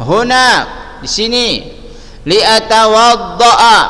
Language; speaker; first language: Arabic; non-native, fluent; Indonesian